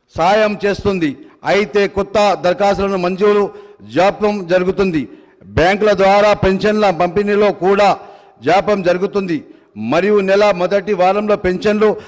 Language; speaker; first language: Telugu; non-native, local second language; Urdu